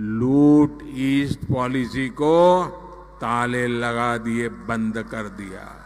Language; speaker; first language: Hindi; non-native, local second language; Gujarati